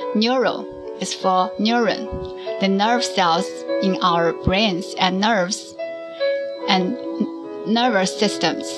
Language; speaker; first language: English; non-native, learner; Chinese